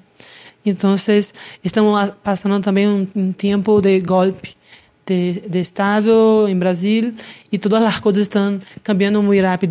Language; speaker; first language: Spanish; non-native, learner; Portuguese